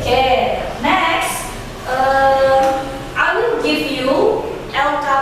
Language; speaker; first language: English; non-native, learner; Indonesian